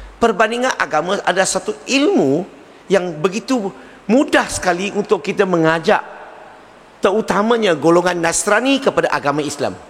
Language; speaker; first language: Malay; non-native, local second language; Chinese